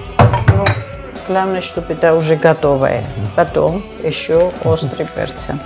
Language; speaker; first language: Russian; non-native, local second language; Georgian